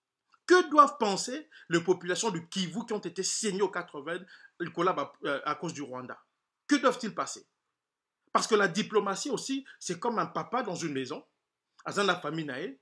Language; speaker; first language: French; non-native, local second language; Lingala